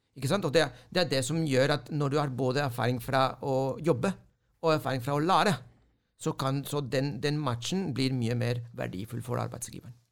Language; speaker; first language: Norwegian; non-native, fluent; Spanish